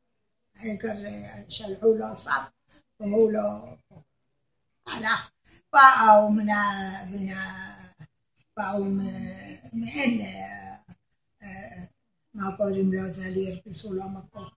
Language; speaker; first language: Hebrew; non-native, learner; Arabic